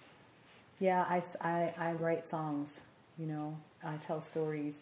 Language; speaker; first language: English; native; English